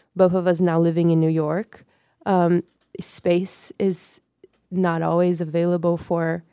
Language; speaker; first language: English; non-native, fluent; Portuguese